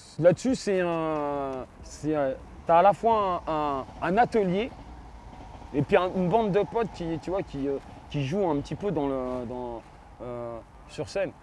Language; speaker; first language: French; native; French